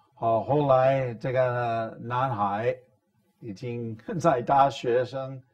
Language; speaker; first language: Chinese; non-native, fluent; English